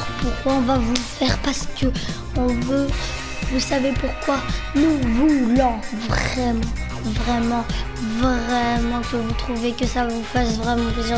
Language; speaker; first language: French; native; French